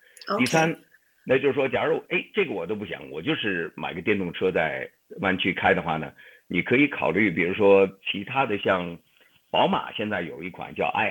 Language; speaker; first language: Chinese; native; Chinese